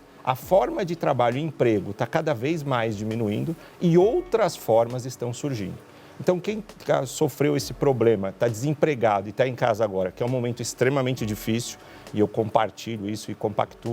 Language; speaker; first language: Portuguese; native; Portuguese